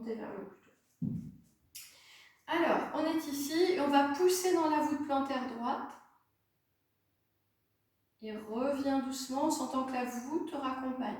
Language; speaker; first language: French; native; French